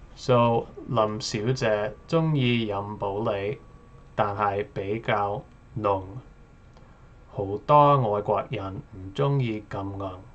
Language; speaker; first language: Cantonese; non-native, learner; English